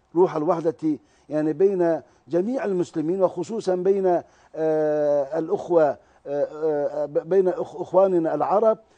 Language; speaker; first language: Arabic; non-native, fluent; Turkish